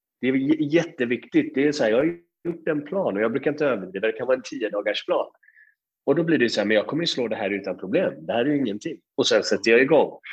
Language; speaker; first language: Swedish; early bilingual, other home language; Persian